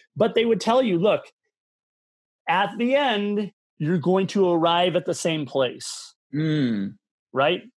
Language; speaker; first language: English; native; English